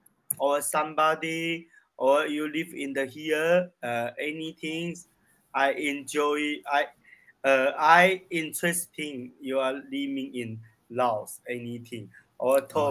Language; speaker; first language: English; non-native, learner; Chinese